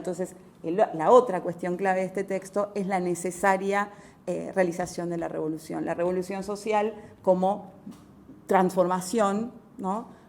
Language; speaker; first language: Spanish; native; Spanish